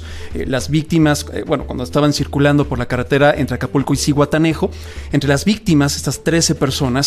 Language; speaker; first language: Spanish; native; Spanish